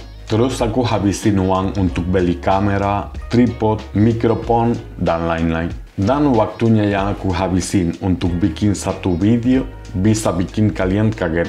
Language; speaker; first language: Indonesian; non-native, fluent; Spanish